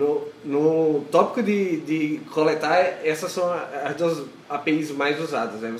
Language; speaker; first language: Portuguese; native; Portuguese